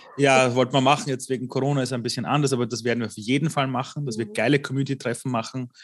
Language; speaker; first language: German; early bilingual, other home language; Persian